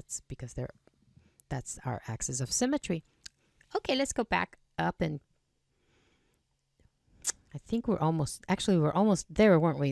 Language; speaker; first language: English; native; English